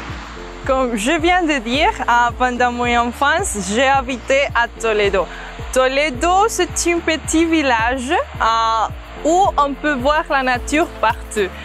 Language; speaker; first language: French; non-native, fluent; Spanish